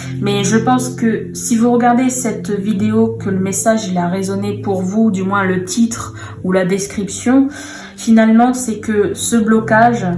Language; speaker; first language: French; native; French